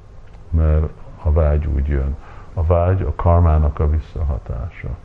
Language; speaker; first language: Hungarian; early bilingual, heritage; Hungarian